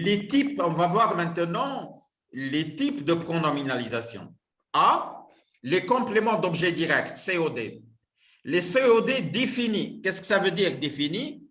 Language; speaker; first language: French; non-native, local second language; Arabic